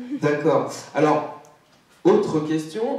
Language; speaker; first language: French; native; French